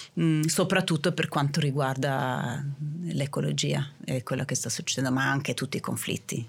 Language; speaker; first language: Italian; non-native, fluent; Swedish